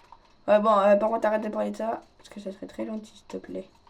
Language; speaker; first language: French; native; French